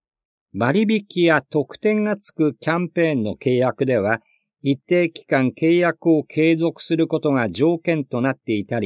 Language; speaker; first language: Japanese; native; Japanese